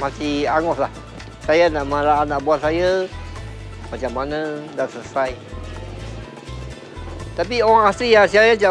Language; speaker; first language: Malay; non-native, local second language; Chinese